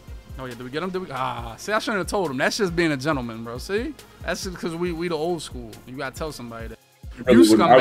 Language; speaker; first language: English; native; English